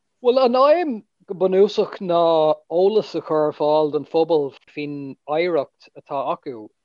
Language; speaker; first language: Irish; non-native, local second language; English